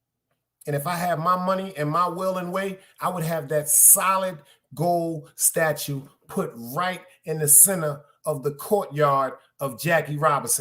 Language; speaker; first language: English; native; English